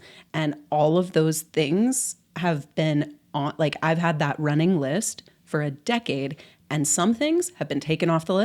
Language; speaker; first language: English; native; English